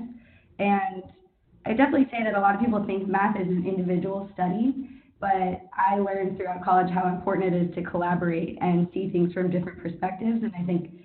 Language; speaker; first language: English; native; English